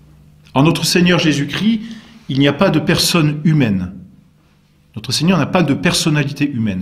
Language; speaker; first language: French; native; French